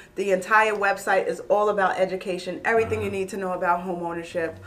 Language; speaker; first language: English; native; English